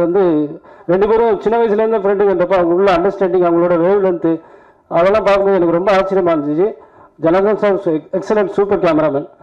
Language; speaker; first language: Tamil; native; Tamil